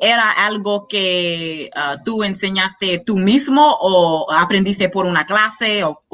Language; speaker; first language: Spanish; non-native, learner; English